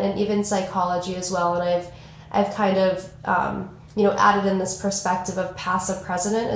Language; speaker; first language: English; native; English